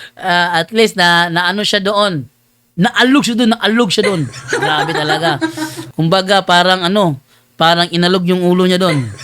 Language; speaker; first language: Filipino; native; Filipino